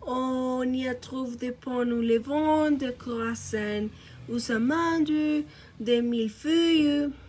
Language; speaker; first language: French; non-native, learner; Spanish